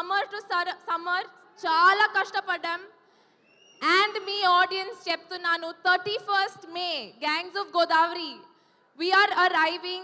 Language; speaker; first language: Telugu; non-native, fluent; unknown